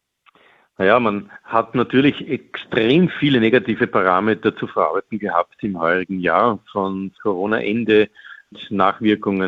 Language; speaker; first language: German; native; German